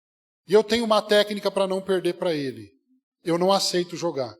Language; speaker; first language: Portuguese; native; Portuguese